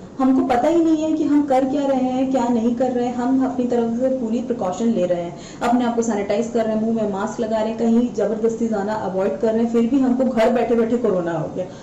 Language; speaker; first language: Hindi; non-native, local second language; Malayalam